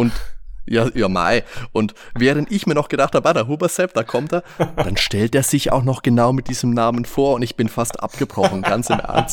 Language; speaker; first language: German; native; German